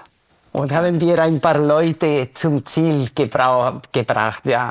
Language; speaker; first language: German; non-native, fluent; Spanish